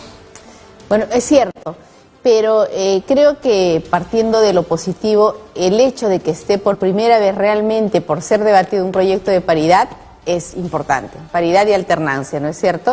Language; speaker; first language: Spanish; native; Spanish